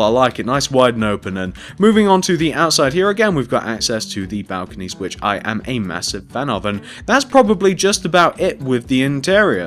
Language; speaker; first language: English; native; English